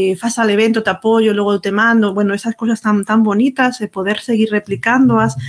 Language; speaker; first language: Galician; non-native, local second language; Spanish